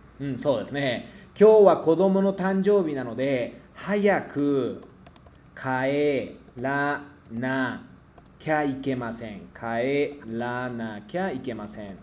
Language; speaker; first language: Japanese; non-native, fluent; Spanish